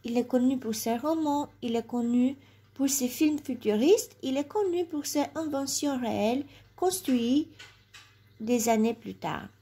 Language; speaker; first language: French; non-native, fluent; Albanian